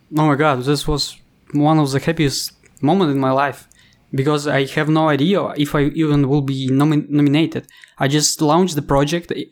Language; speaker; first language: English; non-native, fluent; Ukrainian